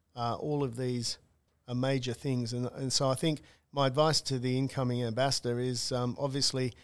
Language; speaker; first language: English; native; English